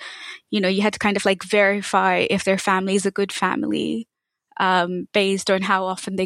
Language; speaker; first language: English; native; English